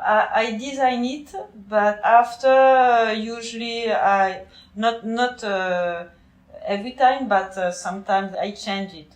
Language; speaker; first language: English; non-native, learner; French